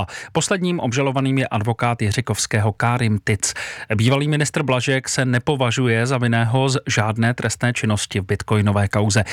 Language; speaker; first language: Czech; native; Czech